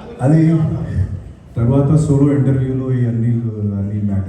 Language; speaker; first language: Telugu; non-native, fluent; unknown